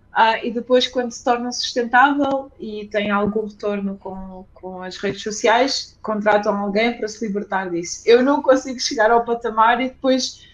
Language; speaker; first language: Portuguese; early bilingual, other home language; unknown